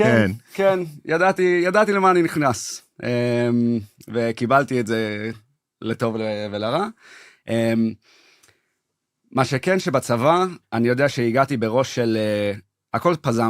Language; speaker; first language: Hebrew; early bilingual, heritage; English